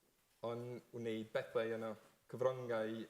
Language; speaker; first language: Welsh; non-native, fluent; Spanish